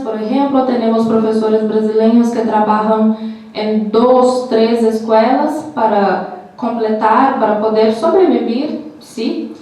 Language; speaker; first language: Spanish; non-native, learner; Portuguese